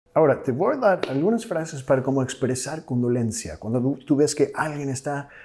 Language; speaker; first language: Spanish; non-native, fluent; English